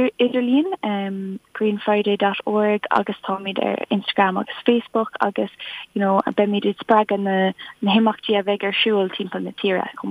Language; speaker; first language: Irish; non-native, local second language; English